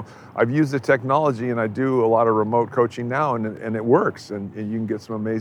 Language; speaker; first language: English; native; English